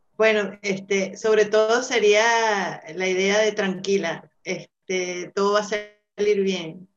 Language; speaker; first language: Spanish; native; Spanish